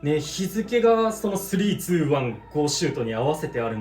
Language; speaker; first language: Japanese; native; Japanese